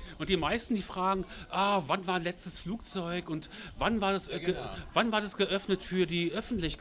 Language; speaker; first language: German; native; German